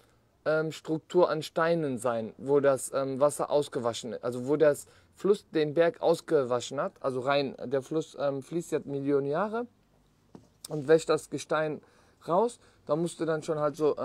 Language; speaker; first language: German; non-native, fluent; Turkish